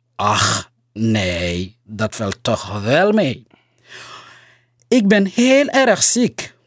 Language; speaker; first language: Dutch; non-native, learner; Somali